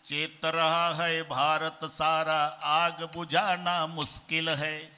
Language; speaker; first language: Hindi; non-native, local second language; Marathi